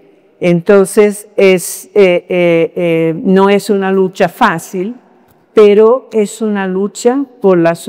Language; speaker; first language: Spanish; non-native, fluent; Portuguese